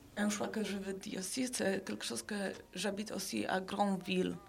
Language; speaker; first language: French; non-native, learner; Polish